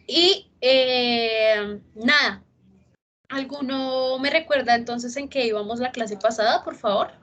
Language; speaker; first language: Spanish; native; Spanish